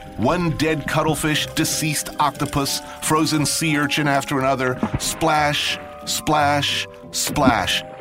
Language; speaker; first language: English; native; English